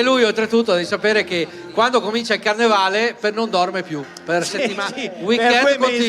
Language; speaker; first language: Italian; native; Italian